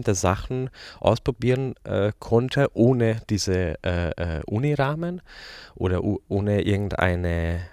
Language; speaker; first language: German; non-native, fluent; Hungarian